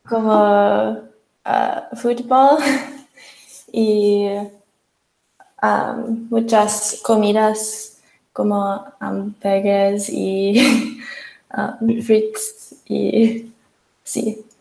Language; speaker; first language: Spanish; non-native, learner; English